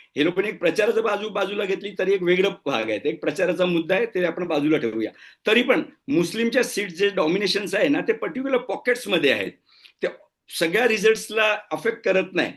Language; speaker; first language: Marathi; non-native, local second language; Gujarati